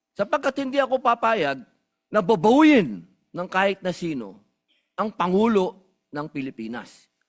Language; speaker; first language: Filipino; native; Filipino